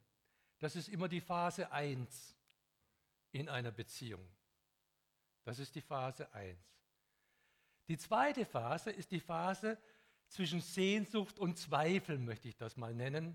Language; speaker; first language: German; native; German